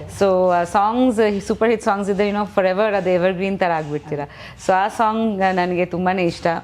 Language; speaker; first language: Kannada; non-native, fluent; Bangla